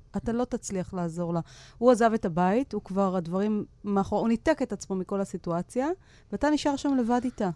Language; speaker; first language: Hebrew; native; Hebrew